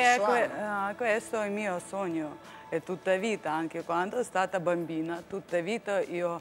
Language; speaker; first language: Italian; non-native, learner; Russian